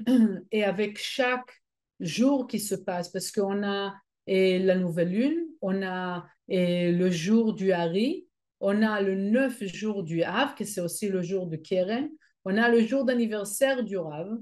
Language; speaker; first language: French; non-native, fluent; Hebrew